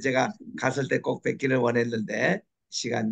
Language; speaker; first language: Korean; native; Korean